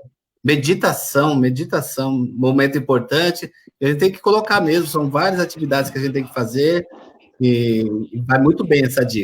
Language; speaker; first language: Portuguese; native; Portuguese